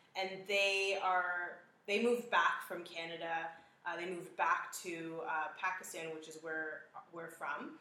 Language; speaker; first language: English; early bilingual, other home language; Urdu